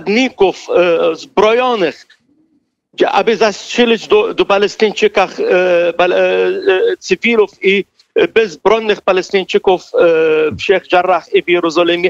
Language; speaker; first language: Polish; non-native, fluent; Arabic